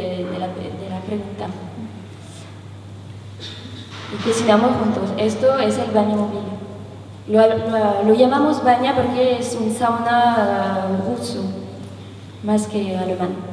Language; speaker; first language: Spanish; non-native, learner; French